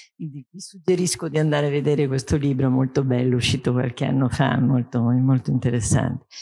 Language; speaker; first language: Italian; native; Italian